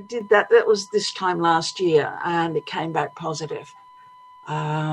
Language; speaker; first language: English; native; English